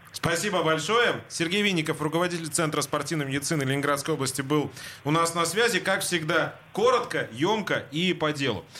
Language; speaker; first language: Russian; native; Russian